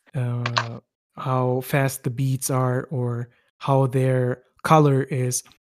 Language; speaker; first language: English; non-native, fluent; German